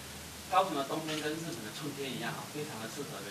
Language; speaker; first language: Chinese; native; Chinese